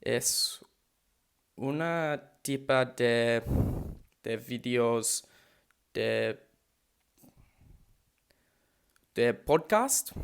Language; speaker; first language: Spanish; non-native, learner; English